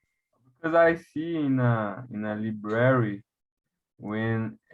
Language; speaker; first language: English; non-native, learner; Portuguese